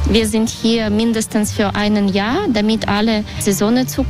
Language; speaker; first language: German; non-native, fluent; Russian